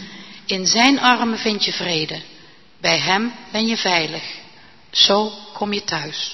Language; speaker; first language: Dutch; native; Dutch